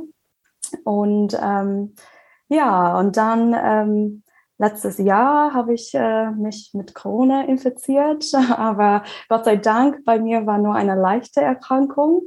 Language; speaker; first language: German; non-native, fluent; English